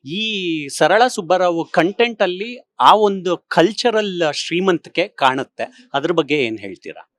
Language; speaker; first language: Kannada; native; Kannada